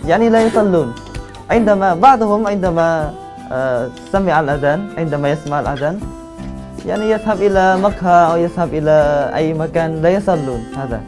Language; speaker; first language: Arabic; non-native, fluent; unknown